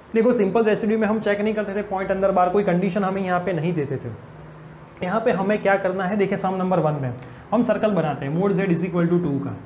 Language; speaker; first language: Hindi; non-native, local second language; Gujarati